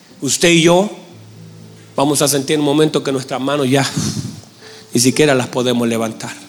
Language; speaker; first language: Spanish; native; Spanish